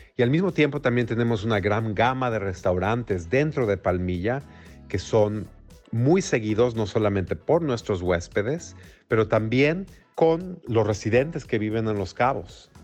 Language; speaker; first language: Spanish; native; Spanish